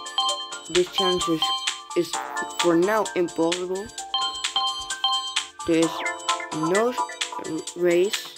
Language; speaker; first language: English; non-native, learner; Dutch